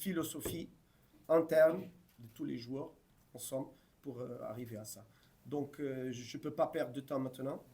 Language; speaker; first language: French; non-native, fluent; Portuguese